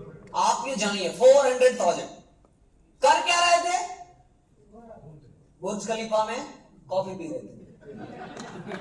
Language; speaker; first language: Hindi; native; Hindi